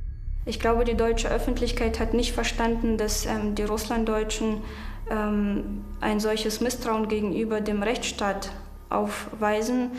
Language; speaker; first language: German; native; German